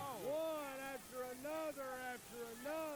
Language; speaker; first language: English; native; English